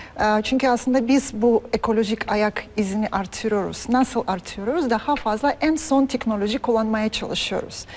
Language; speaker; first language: Turkish; non-native, fluent; Russian